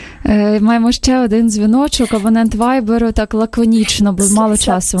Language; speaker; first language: Ukrainian; native; Ukrainian